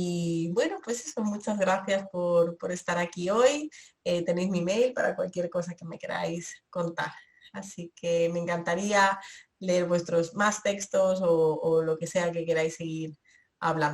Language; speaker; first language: Spanish; native; Spanish